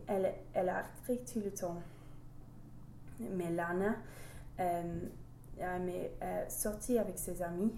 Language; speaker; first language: French; non-native, learner; English